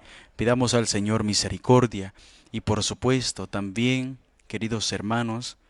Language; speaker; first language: Spanish; native; Spanish